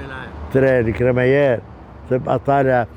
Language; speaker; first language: Arabic; native; Arabic